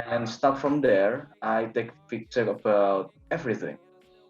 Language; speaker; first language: English; non-native, learner; Indonesian